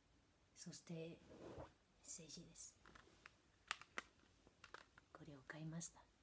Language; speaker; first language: Japanese; non-native, fluent; Spanish